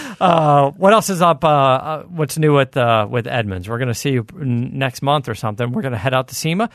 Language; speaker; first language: English; native; English